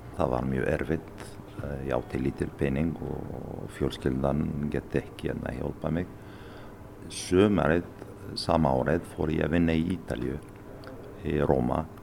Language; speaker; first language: Icelandic; non-native, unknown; Arabic